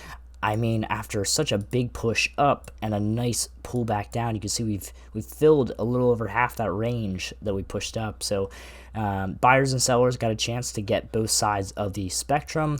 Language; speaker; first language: English; native; English